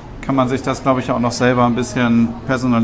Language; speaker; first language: German; native; German